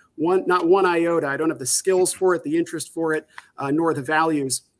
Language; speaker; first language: English; native; English